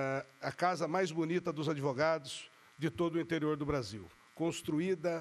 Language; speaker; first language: Portuguese; native; Portuguese